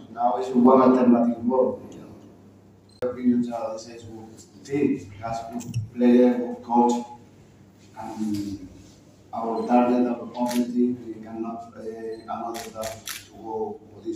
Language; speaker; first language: English; non-native, learner; Spanish